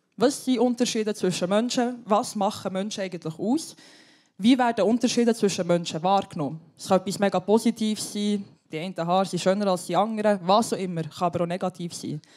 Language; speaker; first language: German; non-native, local second language; Albanian